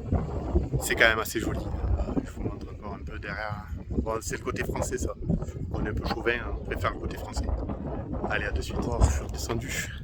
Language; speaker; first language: French; native; French